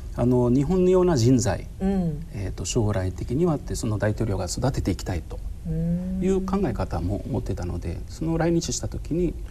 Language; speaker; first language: Japanese; non-native, fluent; Arabic